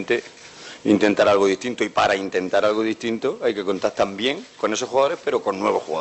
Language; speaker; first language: Spanish; native; Spanish